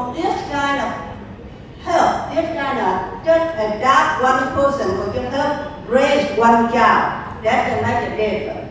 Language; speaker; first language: English; non-native, fluent; Vietnamese